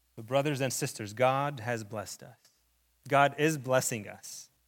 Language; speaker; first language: English; early bilingual, other home language; Arabic